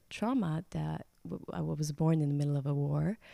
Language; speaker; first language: English; non-native, fluent; Croatian